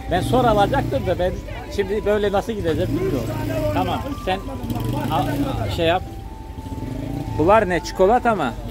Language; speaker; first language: Turkish; non-native, fluent; Russian